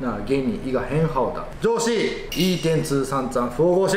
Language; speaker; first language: Chinese; non-native, fluent; Japanese